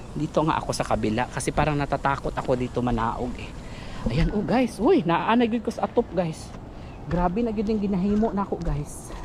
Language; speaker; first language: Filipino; non-native, local second language; Cebuano